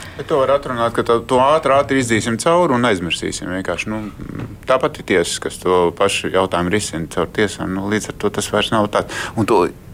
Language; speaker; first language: Latvian; native; Latvian